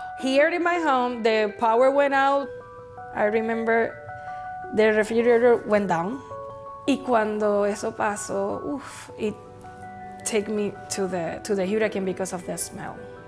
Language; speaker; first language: English; non-native, fluent; Spanish